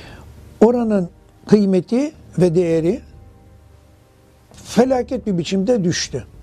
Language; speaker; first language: Turkish; native; Turkish